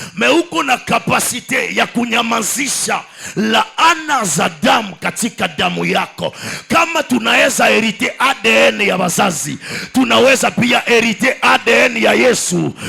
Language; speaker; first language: Swahili; native; Swahili